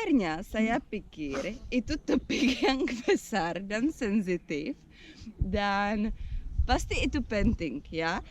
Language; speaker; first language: Indonesian; non-native, learner; Czech